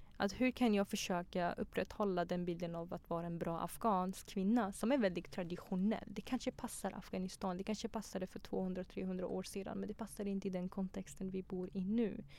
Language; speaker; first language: Swedish; early bilingual, other home language; Persian